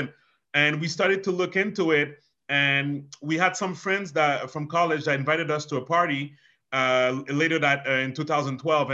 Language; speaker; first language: English; non-native, fluent; French